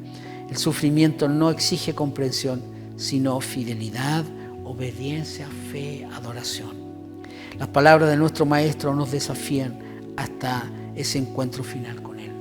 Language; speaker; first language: Spanish; native; Spanish